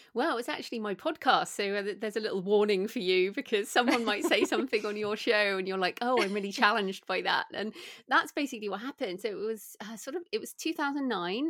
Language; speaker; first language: English; native; English